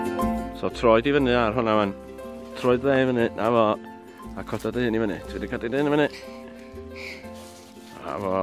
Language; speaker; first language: Welsh; native; Welsh